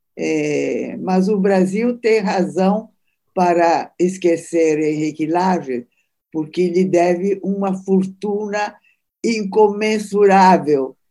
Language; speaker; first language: Portuguese; early bilingual, other home language; Italian